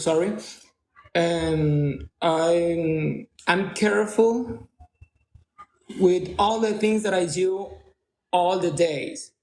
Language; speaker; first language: English; non-native, learner; Spanish